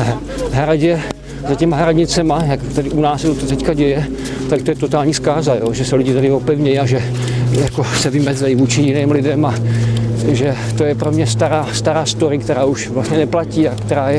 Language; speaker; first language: Czech; native; Czech